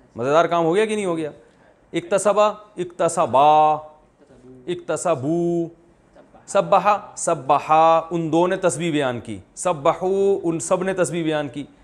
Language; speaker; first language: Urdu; native; Urdu